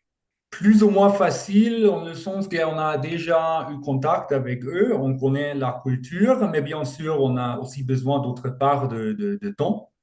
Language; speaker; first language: French; non-native, fluent; German